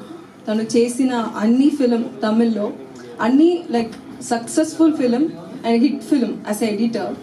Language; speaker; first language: Telugu; non-native, learner; Tamil